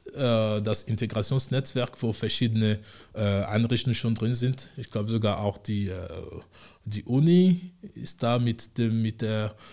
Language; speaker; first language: German; non-native, fluent; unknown